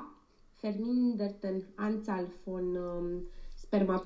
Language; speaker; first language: German; non-native, learner; Romanian